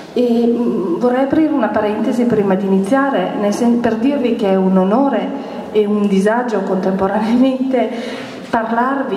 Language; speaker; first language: Italian; native; Italian